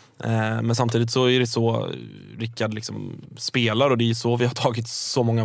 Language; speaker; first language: Swedish; native; Swedish